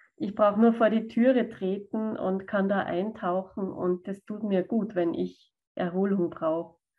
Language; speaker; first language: German; native; German